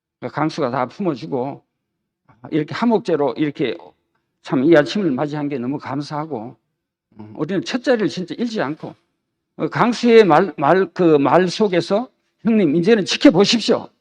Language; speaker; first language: Korean; native; Korean